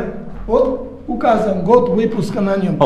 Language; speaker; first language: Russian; non-native, local second language; Georgian